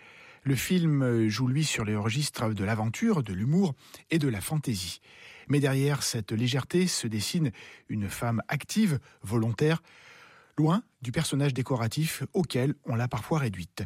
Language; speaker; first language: French; native; French